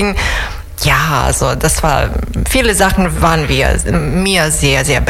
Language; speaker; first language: German; non-native, fluent; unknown